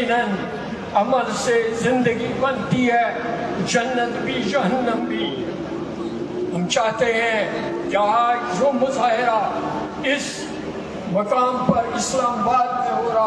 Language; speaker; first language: Urdu; non-native, local second language; Kashmiri